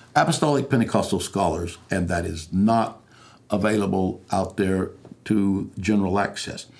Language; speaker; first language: English; native; English